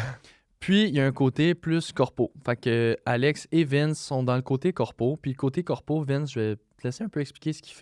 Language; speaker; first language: French; native; French